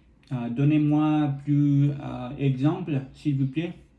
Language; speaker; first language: French; non-native, learner; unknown